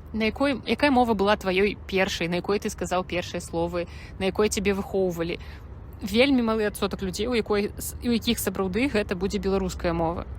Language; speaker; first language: Belarusian; non-native, local second language; Russian